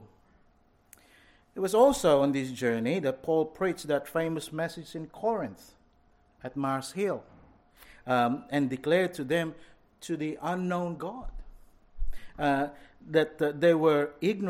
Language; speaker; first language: English; non-native, local second language; Filipino